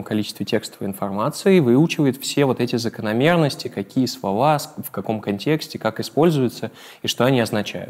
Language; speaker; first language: Russian; native; Russian